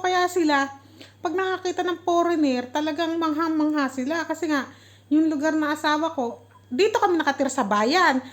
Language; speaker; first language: Filipino; native; Filipino